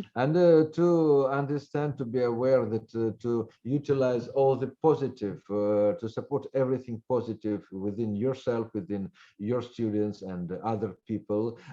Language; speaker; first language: English; non-native, fluent; Russian